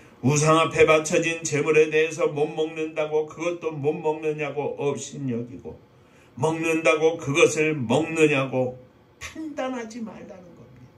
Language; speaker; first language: Korean; native; Korean